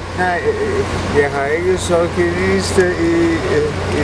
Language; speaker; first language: Danish; non-native, fluent; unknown